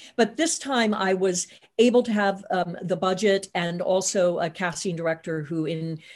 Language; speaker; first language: English; native; English